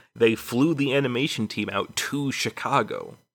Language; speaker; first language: English; native; English